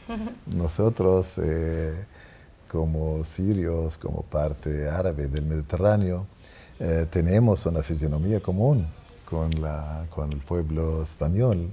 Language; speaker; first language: Spanish; non-native, fluent; Arabic